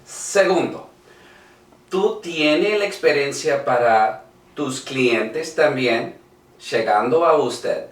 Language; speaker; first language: Spanish; non-native, learner; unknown